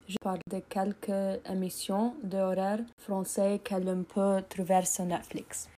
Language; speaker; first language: French; non-native, learner; English